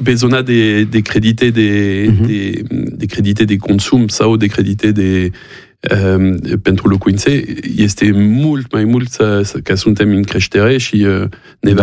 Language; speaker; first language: Romanian; non-native, learner; French